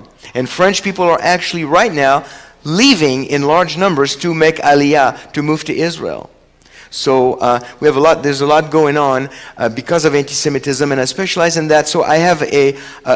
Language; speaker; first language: English; non-native, fluent; French